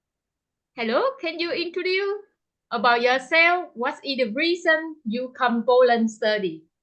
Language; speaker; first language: English; non-native, learner; Vietnamese